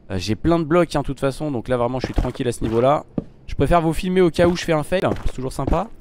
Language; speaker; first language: French; native; French